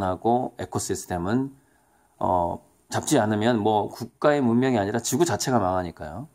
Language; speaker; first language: Korean; native; Korean